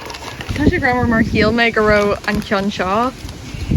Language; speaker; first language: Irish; non-native, learner; English